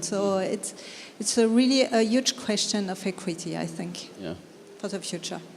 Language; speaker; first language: English; non-native, fluent; French